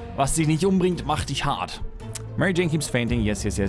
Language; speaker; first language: German; native; German